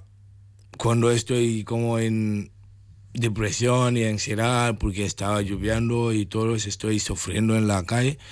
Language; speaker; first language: Spanish; non-native, learner; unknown